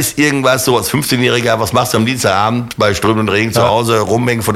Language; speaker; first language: German; native; German